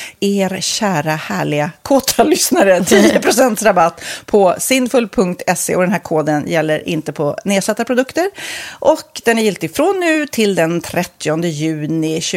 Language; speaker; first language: Swedish; native; Swedish